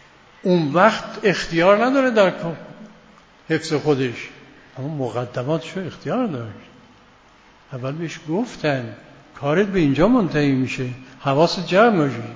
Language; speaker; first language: Persian; native; Persian